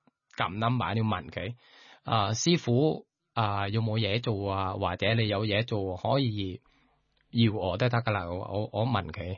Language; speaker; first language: Cantonese; non-native, learner; Thai